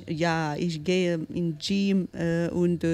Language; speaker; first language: German; non-native, learner; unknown